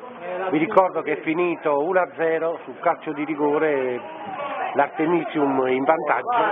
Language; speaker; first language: Italian; native; Italian